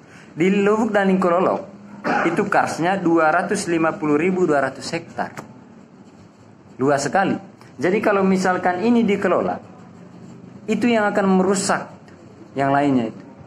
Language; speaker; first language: Indonesian; native; Indonesian